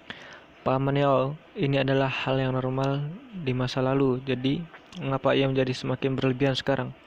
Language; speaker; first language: Indonesian; native; Indonesian